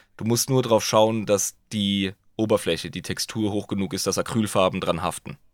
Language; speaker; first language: German; native; German